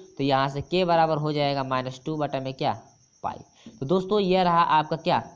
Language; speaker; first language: Hindi; native; Hindi